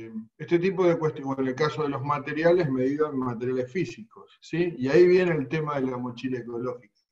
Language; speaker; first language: Spanish; native; Spanish